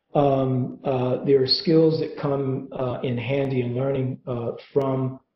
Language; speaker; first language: English; native; English